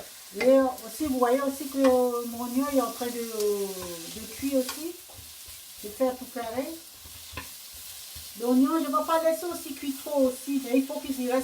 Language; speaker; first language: French; non-native, fluent; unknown